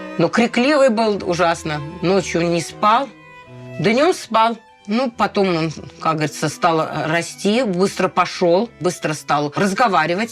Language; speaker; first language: Russian; native; Russian